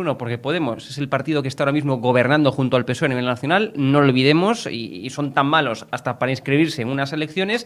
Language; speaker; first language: Spanish; native; Spanish